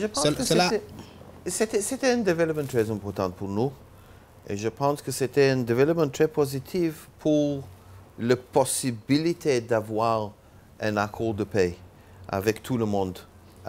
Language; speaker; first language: French; non-native, learner; Hebrew